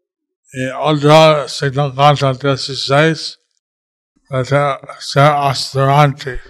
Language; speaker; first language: Spanish; non-native, learner; English